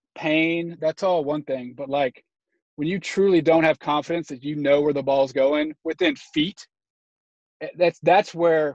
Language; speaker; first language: English; native; English